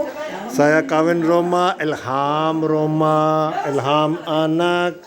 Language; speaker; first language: Indonesian; non-native, learner; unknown